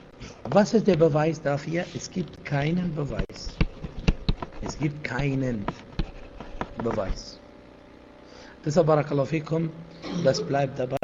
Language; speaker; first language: German; non-native, fluent; Arabic